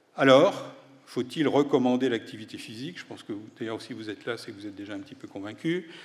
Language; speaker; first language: French; native; French